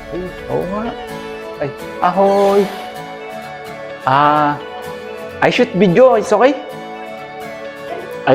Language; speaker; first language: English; non-native, learner; Filipino